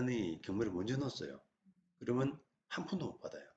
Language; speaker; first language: Korean; native; Korean